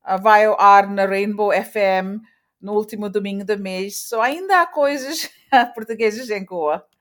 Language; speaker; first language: Portuguese; early bilingual, heritage; Portuguese